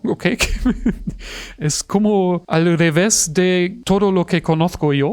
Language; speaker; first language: Spanish; non-native, fluent; German